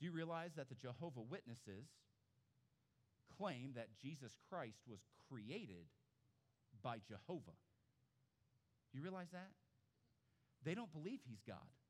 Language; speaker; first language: English; native; English